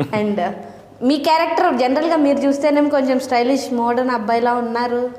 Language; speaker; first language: Telugu; native; Telugu